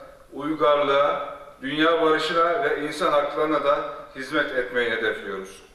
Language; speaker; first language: Turkish; native; Turkish